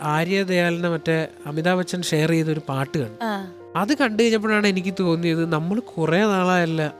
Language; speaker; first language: Malayalam; native; Malayalam